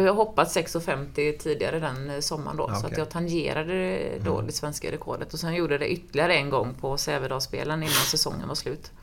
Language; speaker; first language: Swedish; native; Swedish